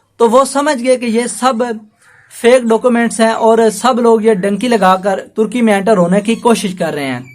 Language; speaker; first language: Urdu; non-native, local second language; Punjabi